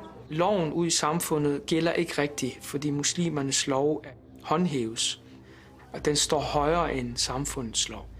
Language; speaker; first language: Danish; early bilingual, other home language; Arabic